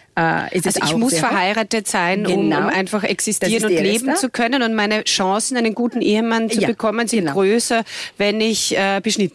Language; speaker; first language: German; native; German